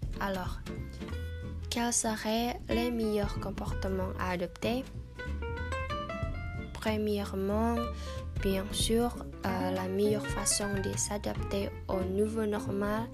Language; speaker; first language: French; non-native, fluent; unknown